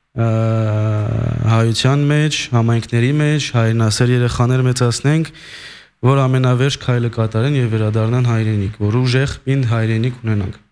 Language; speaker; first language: Armenian; early bilingual, heritage; Armenian